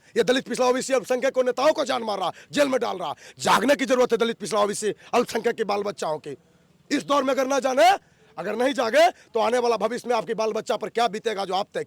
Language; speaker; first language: Hindi; native; Hindi